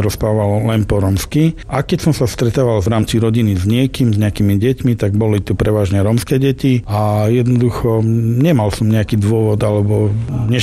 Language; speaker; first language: Slovak; non-native, local second language; Romany